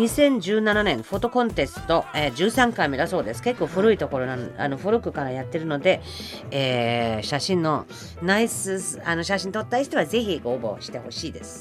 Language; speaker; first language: Japanese; non-native, fluent; German